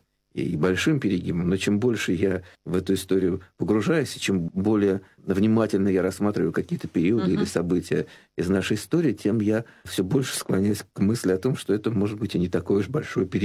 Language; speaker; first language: Russian; native; Russian